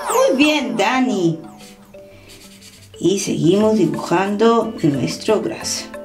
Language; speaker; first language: Spanish; native; Spanish